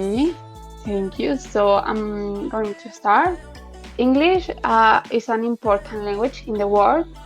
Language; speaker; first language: English; non-native, learner; Spanish